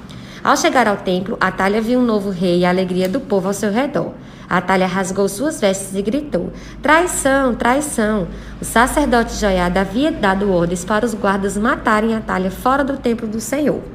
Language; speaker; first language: Portuguese; native; Portuguese